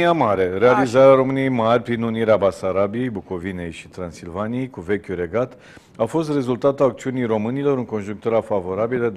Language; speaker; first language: Romanian; native; Romanian